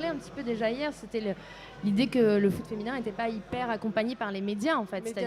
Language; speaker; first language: French; native; French